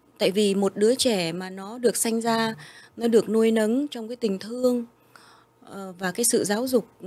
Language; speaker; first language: Vietnamese; early bilingual, heritage; Vietnamese